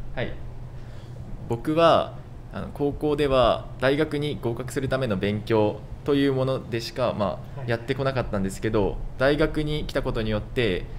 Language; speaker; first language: Japanese; native; Japanese